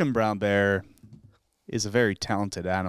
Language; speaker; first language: English; native; English